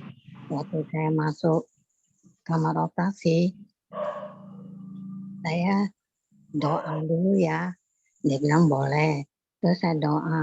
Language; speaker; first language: Indonesian; non-native, local second language; Chinese